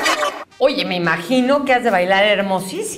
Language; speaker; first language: Spanish; native; Spanish